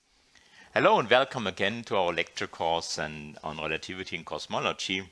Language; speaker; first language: English; non-native, fluent; German